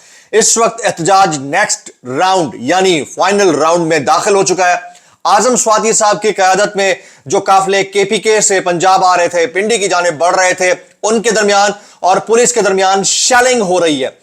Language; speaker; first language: Urdu; native; Urdu